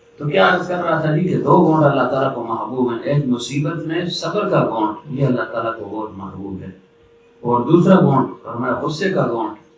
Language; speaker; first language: Urdu; non-native, local second language; Pashto